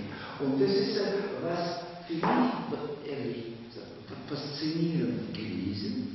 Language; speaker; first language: German; non-native, learner; Russian